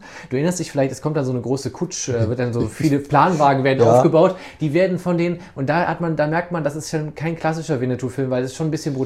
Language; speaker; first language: German; native; German